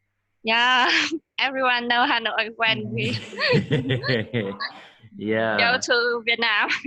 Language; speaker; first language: English; non-native, learner; Vietnamese